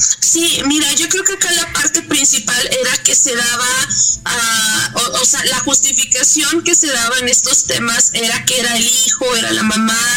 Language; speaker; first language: Spanish; native; Spanish